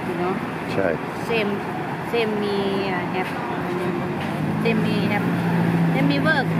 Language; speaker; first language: English; non-native, learner; Thai